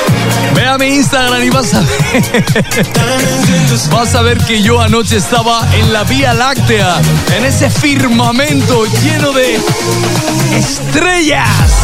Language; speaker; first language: Spanish; native; Spanish